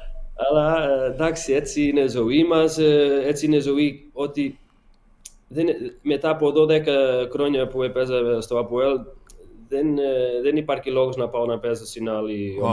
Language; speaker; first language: Greek; non-native, learner; Portuguese